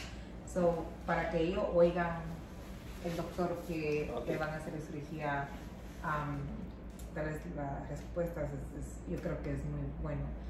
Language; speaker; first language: Spanish; non-native, local second language; English